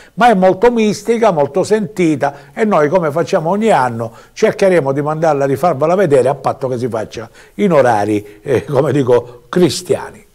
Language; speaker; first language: Italian; native; Italian